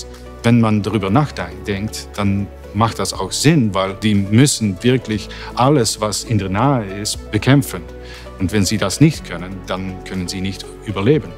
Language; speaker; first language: German; non-native, fluent; Dutch